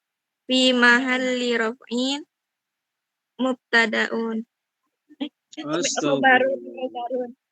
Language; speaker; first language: Arabic; non-native, learner; Indonesian